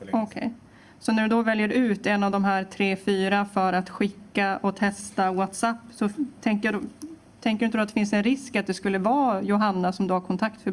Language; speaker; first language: Swedish; native; Swedish